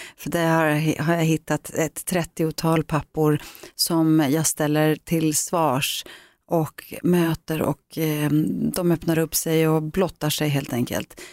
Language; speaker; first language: Swedish; early bilingual, other home language; Greek